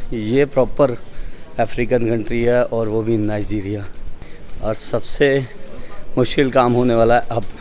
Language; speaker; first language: Hindi; native; Hindi